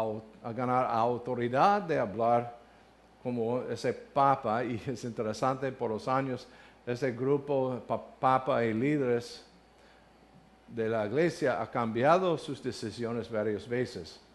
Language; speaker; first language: Spanish; non-native, learner; English